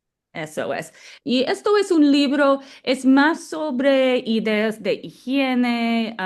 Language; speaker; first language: Spanish; non-native, fluent; English